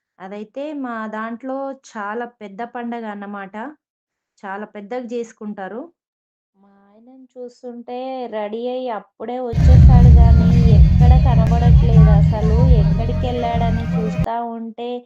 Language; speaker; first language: Telugu; non-native, local second language; Lambadi